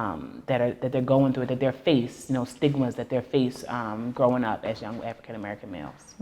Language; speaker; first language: English; native; English